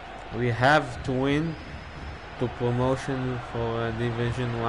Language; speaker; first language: English; non-native, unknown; Hebrew